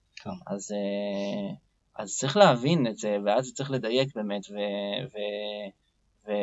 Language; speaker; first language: Hebrew; native; Hebrew